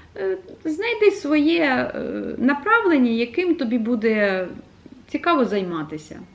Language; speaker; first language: Ukrainian; non-native, local second language; Russian